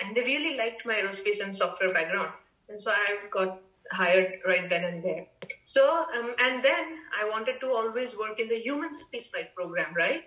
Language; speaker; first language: English; non-native, local second language; Marathi